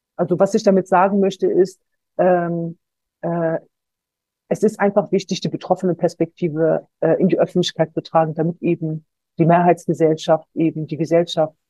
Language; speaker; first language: German; native; German